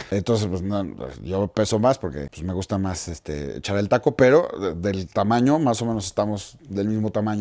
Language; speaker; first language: Spanish; native; Spanish